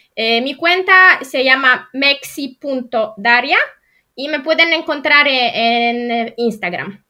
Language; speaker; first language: Spanish; non-native, fluent; Polish